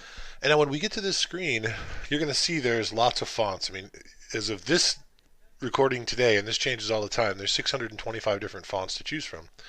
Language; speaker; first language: English; native; English